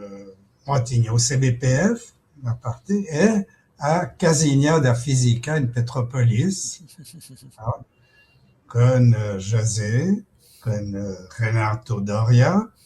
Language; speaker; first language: Portuguese; non-native, fluent; French